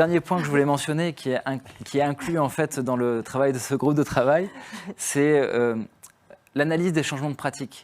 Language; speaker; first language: French; native; French